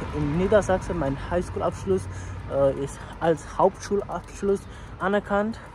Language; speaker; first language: German; non-native, learner; Bangla